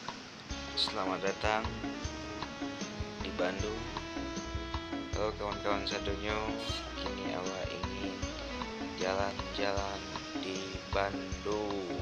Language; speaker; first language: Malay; non-native, local second language; Minangkabau